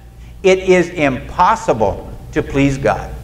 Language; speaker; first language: English; native; English